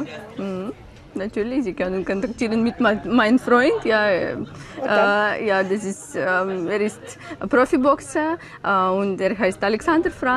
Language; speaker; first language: German; non-native, learner; Ukrainian